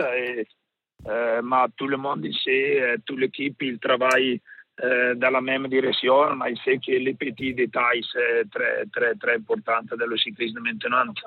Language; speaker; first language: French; non-native, learner; Italian